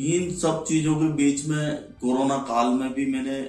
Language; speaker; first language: Hindi; native; Hindi